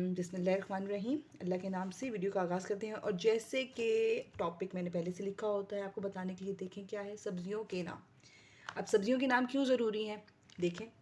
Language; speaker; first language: Urdu; native; Urdu